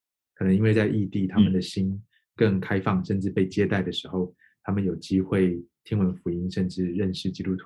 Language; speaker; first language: Chinese; native; Chinese